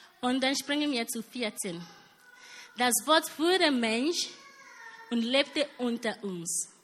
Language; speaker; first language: German; non-native, learner; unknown